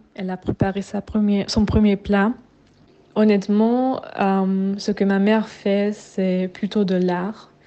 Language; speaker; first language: French; non-native, fluent; German